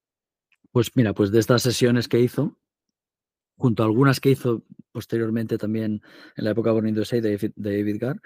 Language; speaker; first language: Spanish; native; Spanish